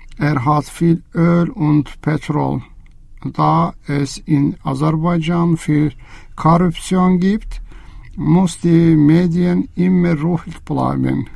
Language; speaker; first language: German; non-native, learner; Azerbaijani